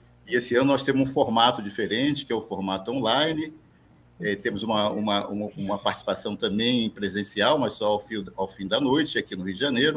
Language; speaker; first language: Portuguese; native; Portuguese